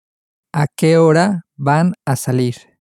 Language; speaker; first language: Spanish; non-native, learner; English